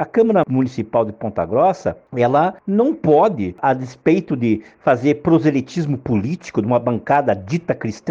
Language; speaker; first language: Portuguese; native; Portuguese